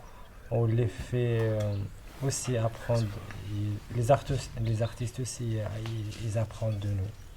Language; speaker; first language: French; non-native, local second language; Arabic